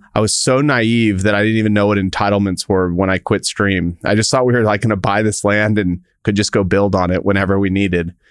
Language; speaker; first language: English; native; English